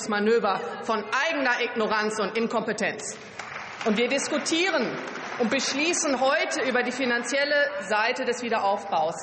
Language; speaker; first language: German; native; German